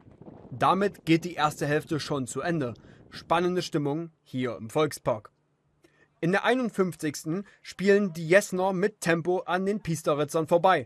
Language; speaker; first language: German; native; German